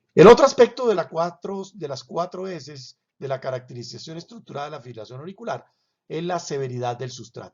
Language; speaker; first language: Spanish; native; Spanish